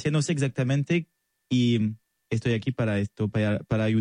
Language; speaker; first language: Spanish; non-native, learner; French